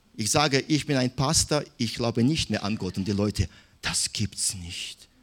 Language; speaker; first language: German; non-native, fluent; Russian